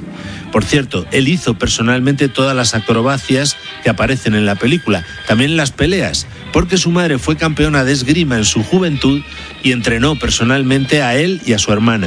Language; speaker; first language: Spanish; native; Spanish